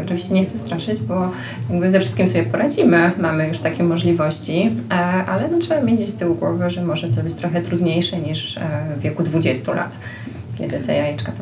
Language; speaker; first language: Polish; native; Polish